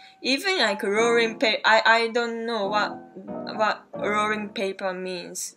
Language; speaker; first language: English; non-native, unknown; Japanese